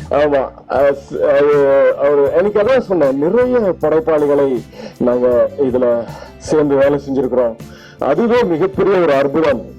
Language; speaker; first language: Tamil; native; Tamil